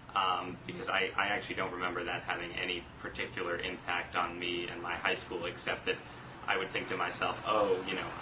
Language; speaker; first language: English; native; English